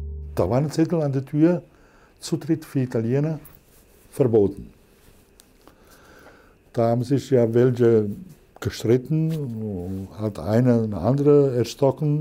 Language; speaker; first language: German; non-native, fluent; Italian